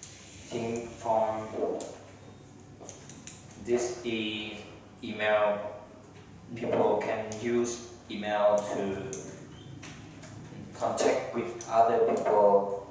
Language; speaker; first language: English; non-native, learner; Vietnamese